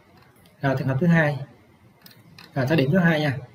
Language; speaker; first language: Vietnamese; native; Vietnamese